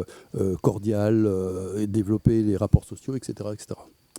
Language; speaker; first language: French; native; French